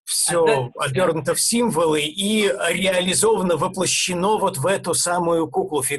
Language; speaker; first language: Russian; native; Russian